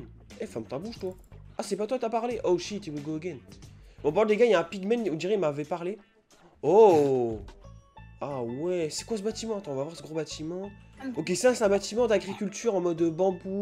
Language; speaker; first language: French; native; French